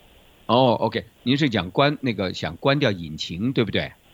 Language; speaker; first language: Chinese; native; Chinese